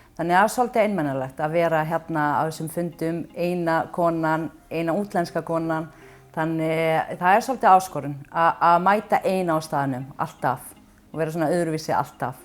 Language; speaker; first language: Icelandic; non-native, fluent; Arabic